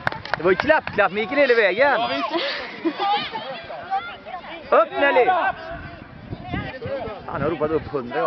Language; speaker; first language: Swedish; native; Swedish